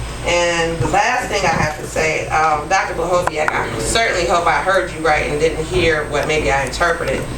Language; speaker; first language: English; native; English